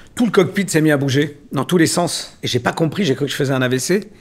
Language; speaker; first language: French; native; French